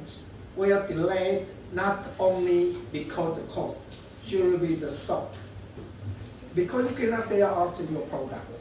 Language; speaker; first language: English; non-native, learner; Chinese